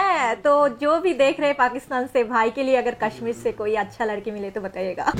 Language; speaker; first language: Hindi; non-native, learner; Bangla